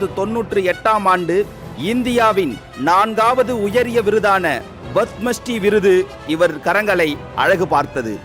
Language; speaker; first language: Tamil; native; Tamil